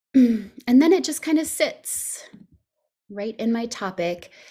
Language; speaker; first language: English; native; English